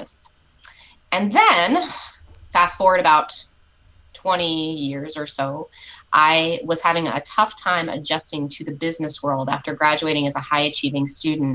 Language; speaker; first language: English; native; English